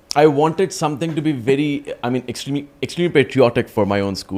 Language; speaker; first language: English; non-native, local second language; Urdu